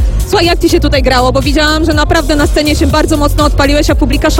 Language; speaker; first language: Polish; native; Polish